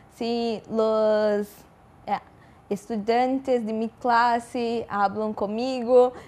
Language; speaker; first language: Spanish; non-native, learner; Portuguese